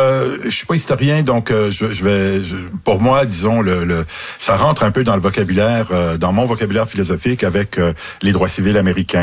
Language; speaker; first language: French; native; French